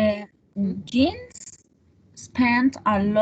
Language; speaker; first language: English; non-native, learner; Spanish